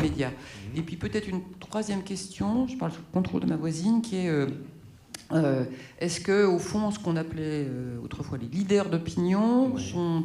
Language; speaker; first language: French; native; French